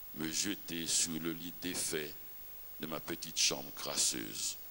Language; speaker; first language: French; non-native, local second language; Haitian Creole